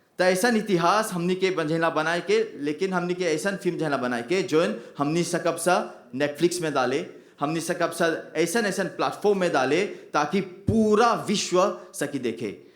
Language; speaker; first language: Bhojpuri; early bilingual, heritage; Bhojpuri